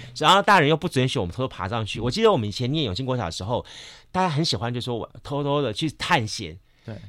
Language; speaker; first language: Chinese; native; Chinese